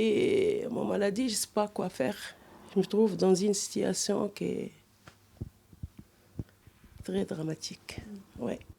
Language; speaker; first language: French; non-native, local second language; Arabic